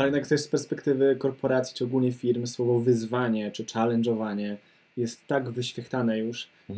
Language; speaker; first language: Polish; native; Polish